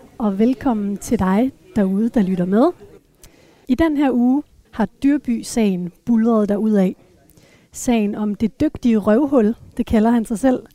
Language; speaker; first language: Danish; native; Danish